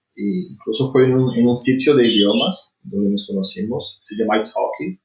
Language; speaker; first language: Portuguese; native; Portuguese